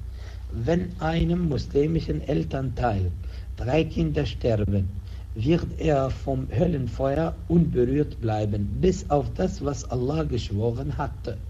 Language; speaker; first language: German; non-native, fluent; Arabic